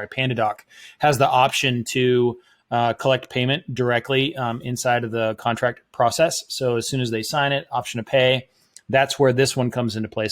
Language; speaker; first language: English; native; English